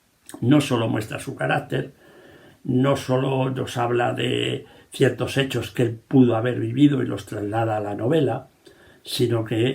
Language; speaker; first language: Spanish; native; Spanish